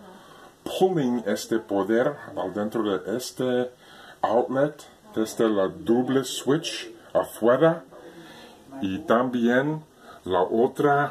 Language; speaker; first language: Spanish; non-native, learner; English